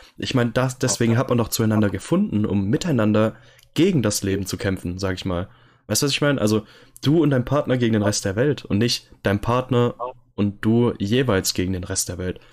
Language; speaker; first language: German; native; German